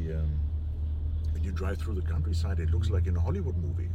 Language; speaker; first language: English; non-native, fluent; German